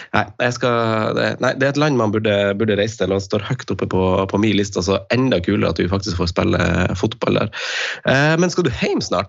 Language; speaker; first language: Norwegian; native; Norwegian